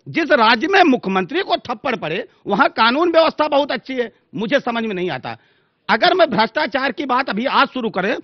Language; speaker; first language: Hindi; native; Hindi